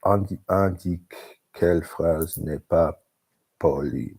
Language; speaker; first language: French; non-native, learner; English